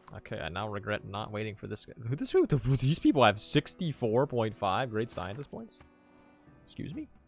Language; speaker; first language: English; native; English